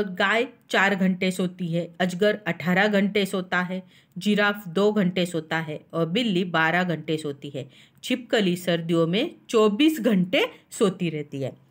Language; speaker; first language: Hindi; non-native, local second language; Marathi